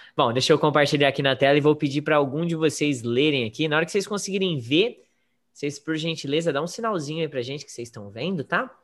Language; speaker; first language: Portuguese; native; Portuguese